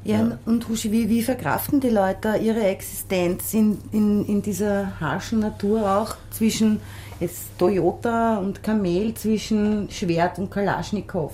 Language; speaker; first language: German; native; German